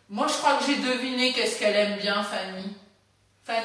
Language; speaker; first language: French; native; French